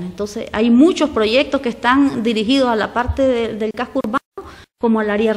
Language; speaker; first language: Spanish; native; Spanish